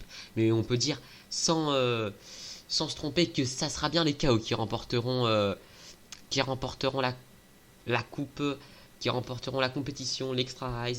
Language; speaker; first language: French; native; French